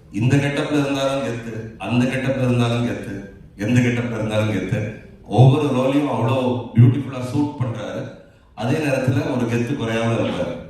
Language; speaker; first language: Tamil; native; Tamil